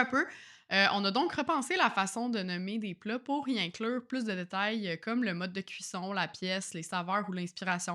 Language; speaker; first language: French; native; French